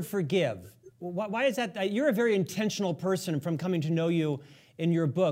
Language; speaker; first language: English; native; English